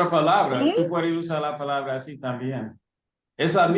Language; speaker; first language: Spanish; early bilingual, heritage; English